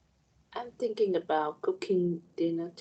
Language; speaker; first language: English; non-native, learner; Vietnamese